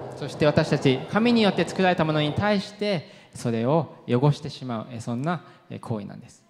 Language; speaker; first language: Japanese; non-native, fluent; English